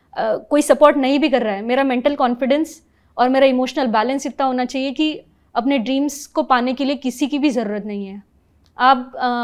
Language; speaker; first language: Hindi; non-native, local second language; Marathi